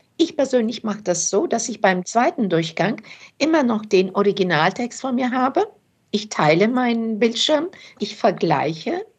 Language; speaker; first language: German; early bilingual, other home language; Turkish